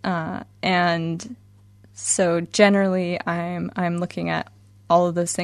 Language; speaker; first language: English; native; English